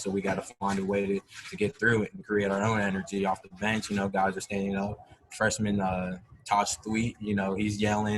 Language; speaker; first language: English; native; English